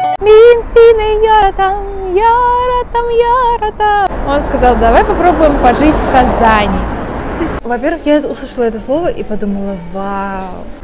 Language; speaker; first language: Russian; native; Russian